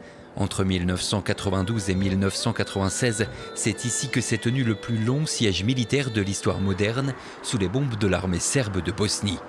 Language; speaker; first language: French; native; French